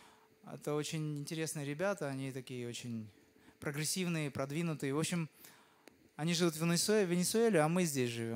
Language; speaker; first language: Russian; native; Russian